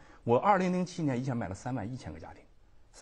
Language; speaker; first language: Chinese; native; Chinese